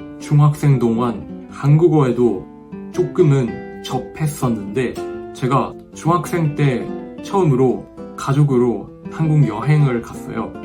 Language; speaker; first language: Korean; non-native, fluent; Japanese